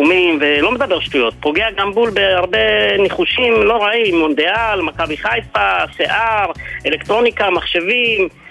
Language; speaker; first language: Hebrew; early bilingual, other home language; Arabic